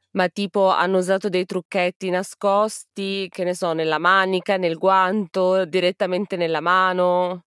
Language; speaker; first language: Italian; native; Italian